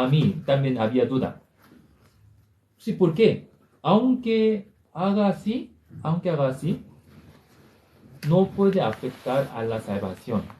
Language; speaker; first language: Spanish; non-native, learner; Korean